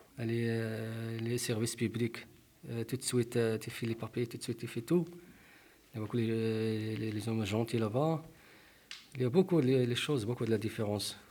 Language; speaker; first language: French; non-native, learner; Arabic